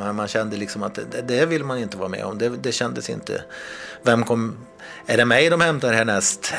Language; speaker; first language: Swedish; native; Swedish